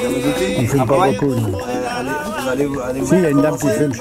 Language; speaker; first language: French; native; French